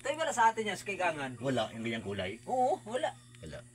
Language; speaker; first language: Filipino; native; Filipino